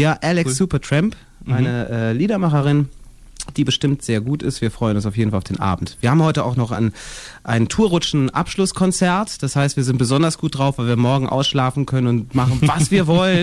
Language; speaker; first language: German; native; German